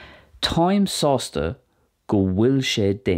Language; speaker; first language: Irish; non-native, local second language; English